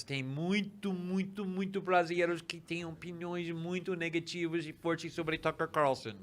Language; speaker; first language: Portuguese; non-native, fluent; English